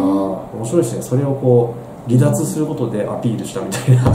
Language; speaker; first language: Japanese; native; Japanese